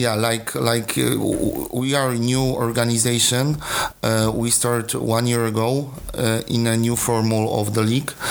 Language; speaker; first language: English; non-native, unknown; Polish